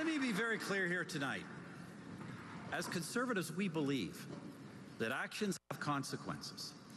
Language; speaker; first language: English; native; English